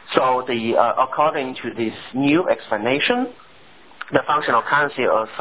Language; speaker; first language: English; non-native, fluent; Chinese